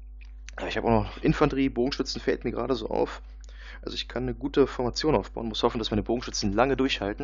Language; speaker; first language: German; native; German